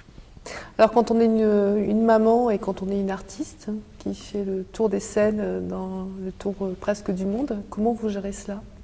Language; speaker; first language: French; native; French